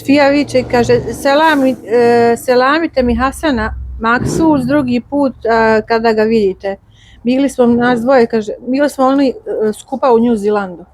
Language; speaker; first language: Bosnian; native; Bosnian